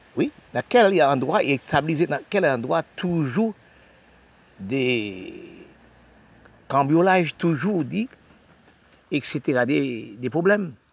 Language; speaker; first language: French; non-native, local second language; Haitian Creole